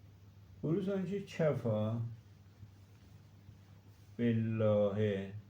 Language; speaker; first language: Persian; non-native, local second language; Azerbaijani